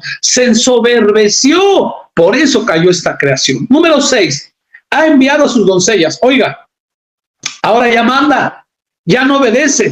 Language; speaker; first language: Spanish; native; Spanish